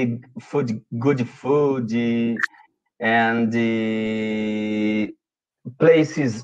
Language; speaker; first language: English; non-native, learner; Portuguese